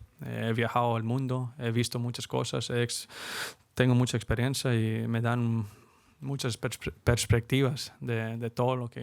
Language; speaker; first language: Spanish; early bilingual, heritage; Spanish